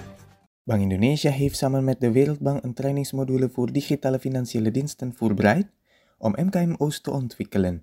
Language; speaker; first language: Dutch; non-native, fluent; Indonesian